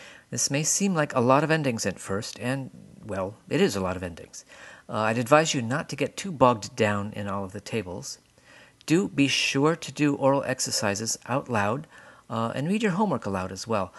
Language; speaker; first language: English; native; English